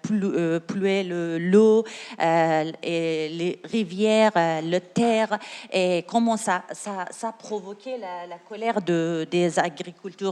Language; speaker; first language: French; non-native, learner; Persian